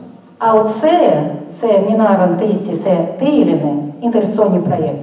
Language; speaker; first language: Estonian; non-native, local second language; Russian